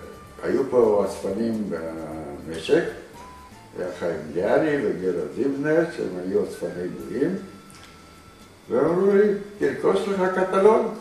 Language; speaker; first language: Hebrew; early bilingual, other home language; Romanian